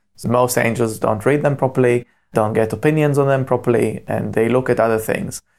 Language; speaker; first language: English; non-native, fluent; Hebrew